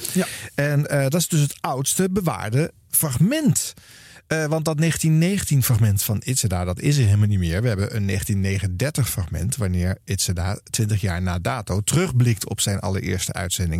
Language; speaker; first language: Dutch; native; Dutch